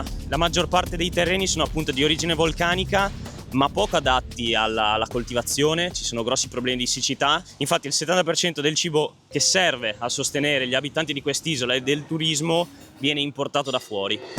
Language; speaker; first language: Italian; native; Italian